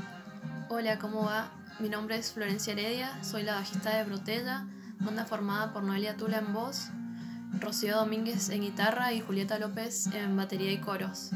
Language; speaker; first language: Spanish; native; Spanish